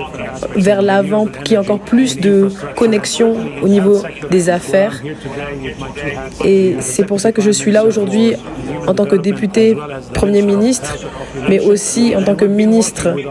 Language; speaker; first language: French; non-native, fluent; Arabic